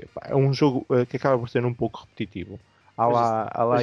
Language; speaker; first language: Portuguese; native; Portuguese